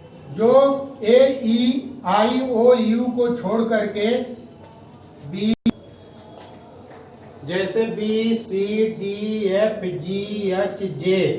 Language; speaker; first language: Hindi; native; Hindi